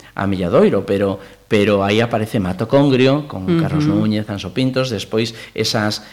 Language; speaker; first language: Galician; native; Galician